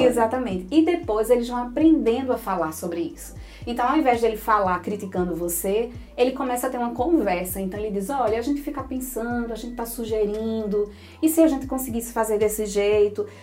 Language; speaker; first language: Portuguese; native; Portuguese